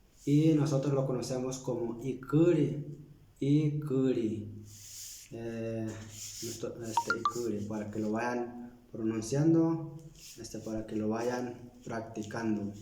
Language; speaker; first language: Spanish; non-native, local second language; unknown